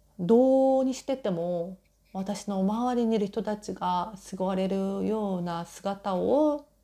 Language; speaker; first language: Japanese; non-native, fluent; Korean